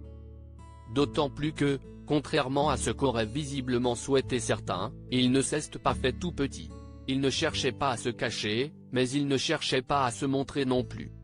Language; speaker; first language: French; native; French